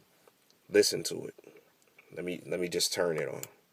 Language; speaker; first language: English; native; English